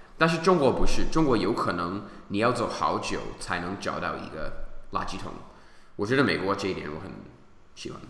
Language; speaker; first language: Chinese; non-native, fluent; English